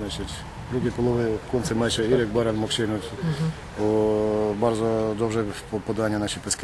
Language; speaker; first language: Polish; non-native, learner; Ukrainian